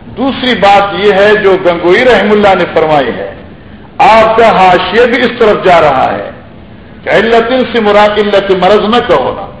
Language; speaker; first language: Urdu; non-native, local second language; Northern Hindko